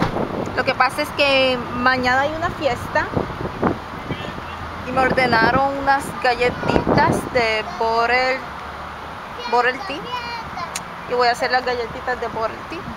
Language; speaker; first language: Spanish; native; Spanish